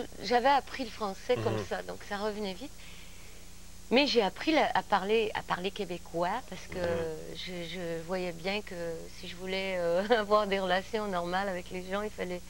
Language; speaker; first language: French; native; French